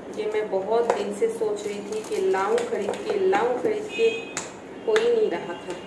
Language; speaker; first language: Hindi; non-native, local second language; Bangla